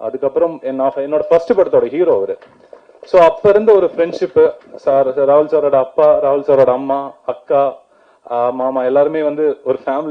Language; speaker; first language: Tamil; native; Tamil